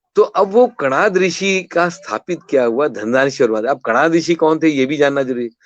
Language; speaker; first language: Hindi; non-native, local second language; Kannada